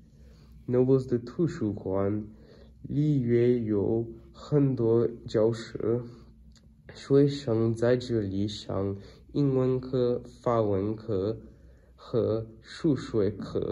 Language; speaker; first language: Chinese; non-native, learner; English